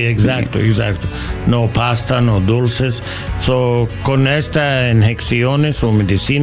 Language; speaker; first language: Spanish; non-native, learner; English